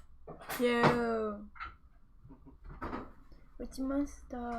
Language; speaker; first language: Japanese; non-native, learner; Vietnamese